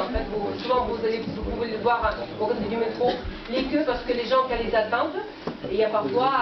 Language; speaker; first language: French; non-native, fluent; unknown